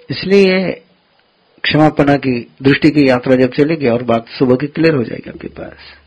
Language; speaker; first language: Hindi; non-native, local second language; Gujarati